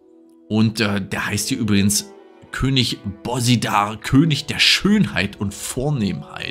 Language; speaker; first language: German; native; German